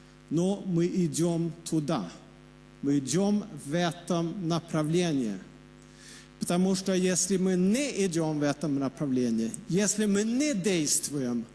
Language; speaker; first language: Russian; non-native, fluent; Swedish